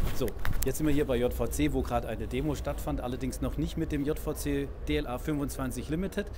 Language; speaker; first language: German; native; German